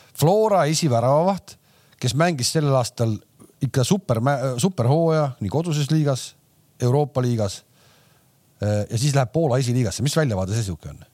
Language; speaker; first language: Estonian; native; Estonian